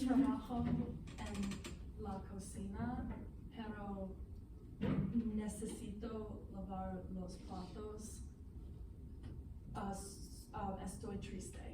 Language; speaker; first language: Spanish; non-native, learner; English